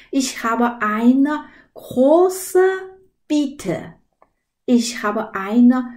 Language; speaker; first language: German; non-native, learner; Chinese